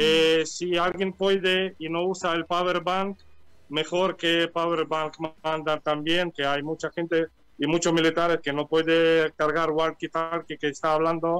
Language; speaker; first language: Spanish; non-native, learner; Ukrainian